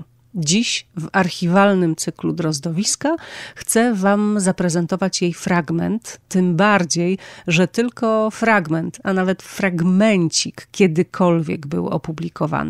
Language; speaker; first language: Polish; native; Polish